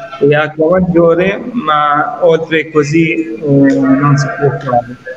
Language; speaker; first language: Italian; non-native, fluent; Arabic